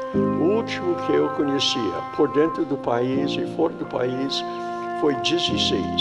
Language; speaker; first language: Portuguese; non-native, fluent; English